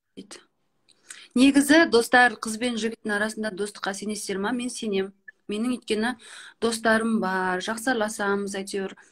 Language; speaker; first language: Kazakh; native; Kazakh